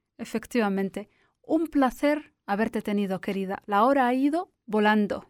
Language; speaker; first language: Spanish; native; Spanish